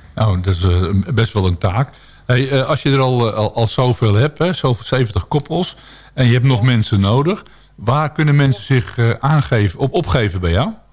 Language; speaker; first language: Dutch; native; Dutch